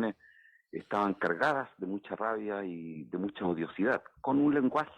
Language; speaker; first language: Spanish; native; Spanish